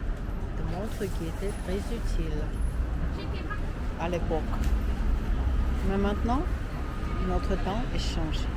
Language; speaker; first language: French; non-native, fluent; Russian